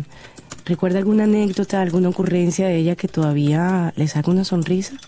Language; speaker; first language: Spanish; native; Spanish